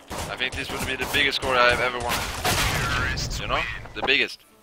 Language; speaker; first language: English; non-native, fluent; Swedish